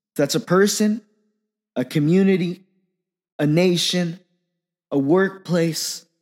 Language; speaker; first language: English; native; English